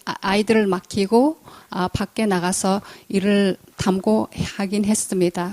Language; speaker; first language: Korean; non-native, fluent; Mongolian